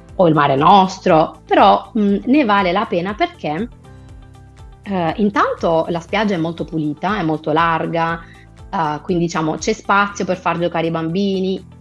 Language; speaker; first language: Italian; native; Italian